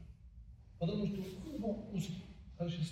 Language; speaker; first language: Russian; non-native, learner; Tibetan